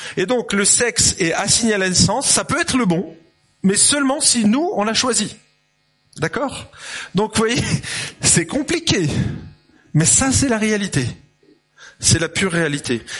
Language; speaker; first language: French; native; French